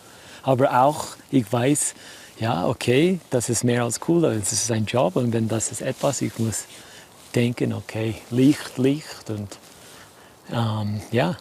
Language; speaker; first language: German; non-native, learner; English